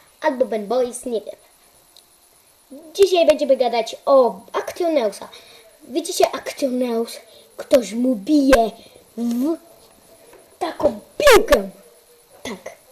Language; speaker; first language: Polish; early bilingual, heritage; Polish